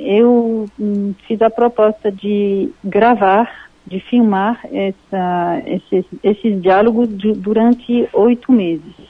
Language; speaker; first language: Portuguese; non-native, fluent; French